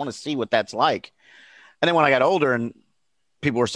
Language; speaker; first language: English; native; English